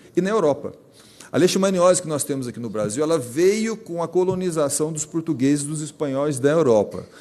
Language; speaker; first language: Portuguese; native; Portuguese